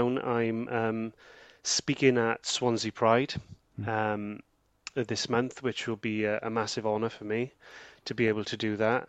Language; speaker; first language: English; native; English